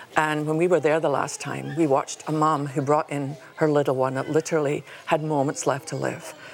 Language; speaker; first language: English; native; English